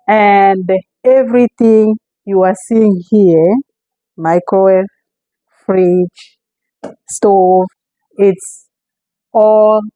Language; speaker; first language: English; non-native, fluent; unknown